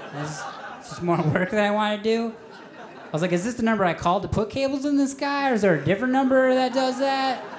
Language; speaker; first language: English; native; English